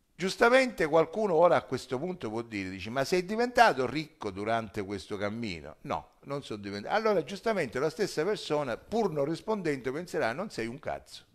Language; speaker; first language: Italian; native; Italian